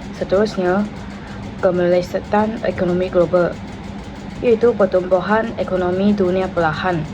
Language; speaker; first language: Malay; non-native, local second language; Chinese